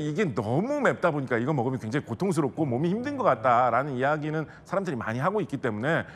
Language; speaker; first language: Korean; native; Korean